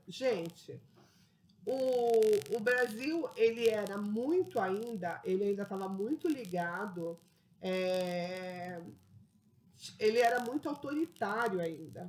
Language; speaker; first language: Portuguese; native; Portuguese